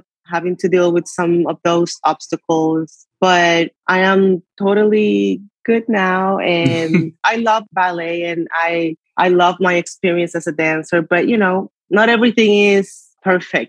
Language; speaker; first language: English; non-native, fluent; Spanish